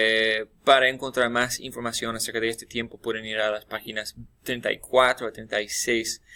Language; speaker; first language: Spanish; non-native, fluent; English